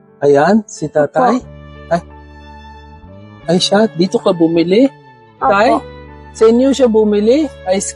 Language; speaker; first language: Filipino; non-native, local second language; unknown